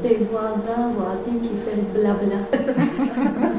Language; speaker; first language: French; non-native, learner; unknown